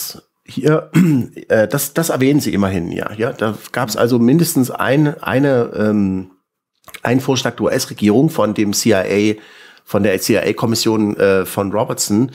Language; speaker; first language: German; native; German